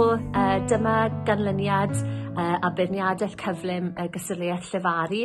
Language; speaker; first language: Welsh; native; Welsh